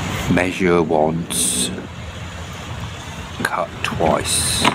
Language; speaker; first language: English; native; English